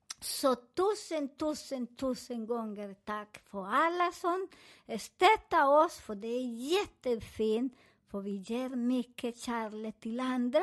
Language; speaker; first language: Swedish; non-native, learner; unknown